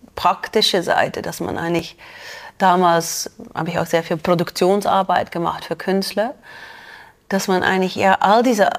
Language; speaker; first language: German; non-native, fluent; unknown